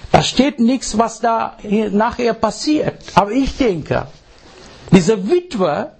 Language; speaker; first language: German; non-native, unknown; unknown